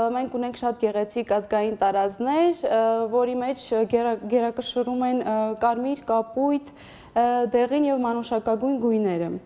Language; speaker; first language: Armenian; non-native, local second language; Assyrian Neo-Aramaic